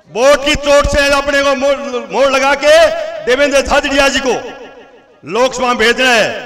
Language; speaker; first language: Hindi; native; Hindi